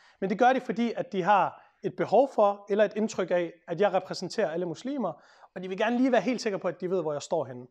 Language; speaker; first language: Danish; native; Danish